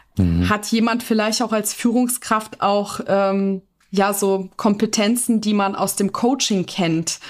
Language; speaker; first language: German; native; German